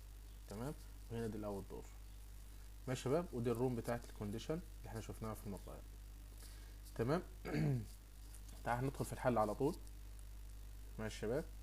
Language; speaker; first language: Arabic; native; Arabic